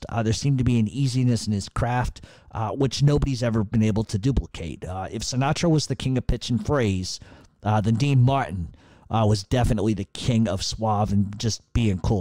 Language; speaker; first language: English; native; English